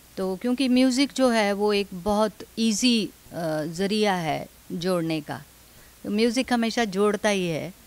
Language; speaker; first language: Hindi; non-native, local second language; Dogri